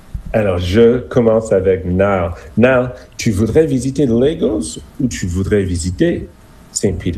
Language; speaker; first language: French; non-native, fluent; English